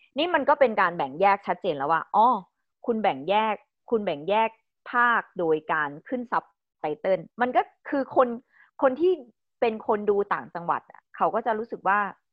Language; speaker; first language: Thai; native; Thai